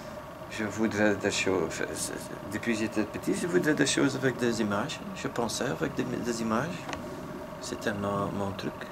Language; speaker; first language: French; non-native, local second language; Dutch